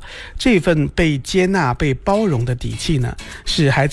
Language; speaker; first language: Chinese; non-native, local second language; Cantonese